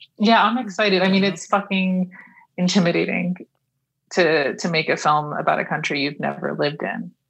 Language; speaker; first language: English; early bilingual, other home language; Persian